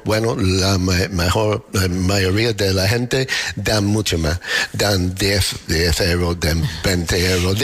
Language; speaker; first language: Spanish; non-native, learner; English